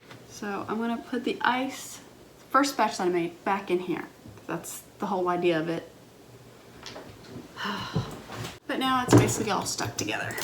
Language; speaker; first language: English; native; English